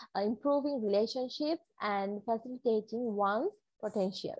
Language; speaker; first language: English; non-native, local second language; Sinhala